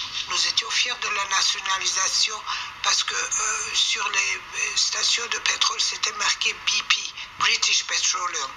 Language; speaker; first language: French; non-native, fluent; Persian